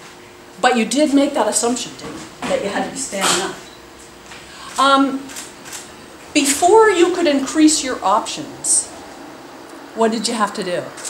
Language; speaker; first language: English; native; English